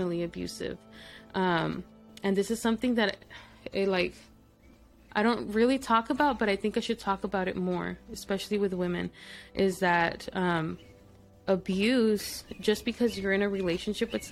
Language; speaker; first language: English; early bilingual, other home language; Spanish